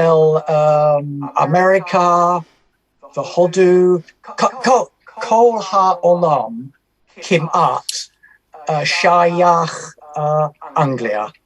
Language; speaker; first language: Hebrew; non-native, learner; English